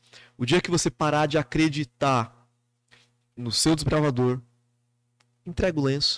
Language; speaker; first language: Portuguese; native; Portuguese